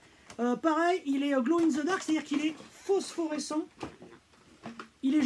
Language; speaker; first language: French; native; French